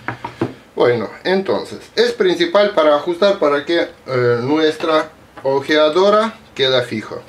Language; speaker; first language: Spanish; non-native, learner; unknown